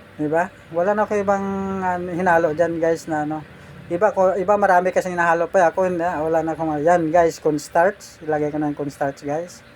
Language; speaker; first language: Filipino; native; Filipino